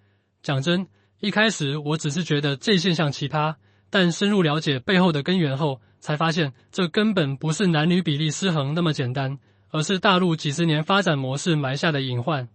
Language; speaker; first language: Chinese; native; Chinese